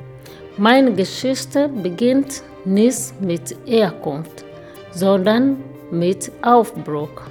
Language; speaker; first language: German; non-native, fluent; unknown